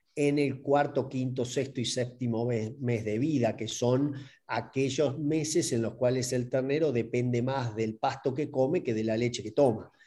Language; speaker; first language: Spanish; native; Spanish